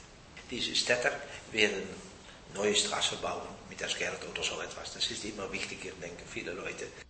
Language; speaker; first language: German; non-native, fluent; Dutch